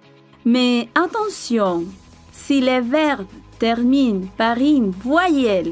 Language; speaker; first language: French; non-native, fluent; Spanish